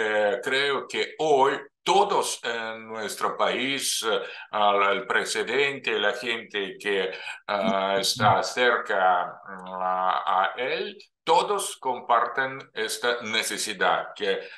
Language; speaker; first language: Spanish; non-native, fluent; Russian